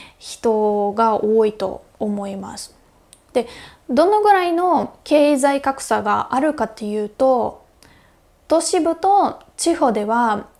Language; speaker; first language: Japanese; non-native, fluent; Russian